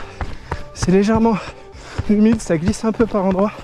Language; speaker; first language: French; native; French